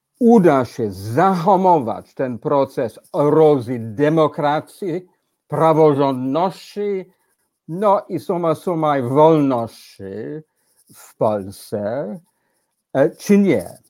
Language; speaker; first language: Polish; non-native, fluent; English